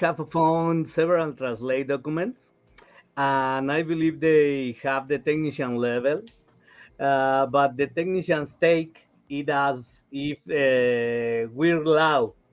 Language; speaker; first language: English; non-native, learner; Spanish